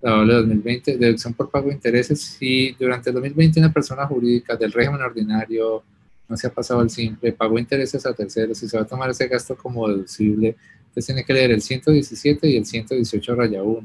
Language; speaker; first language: Spanish; native; Spanish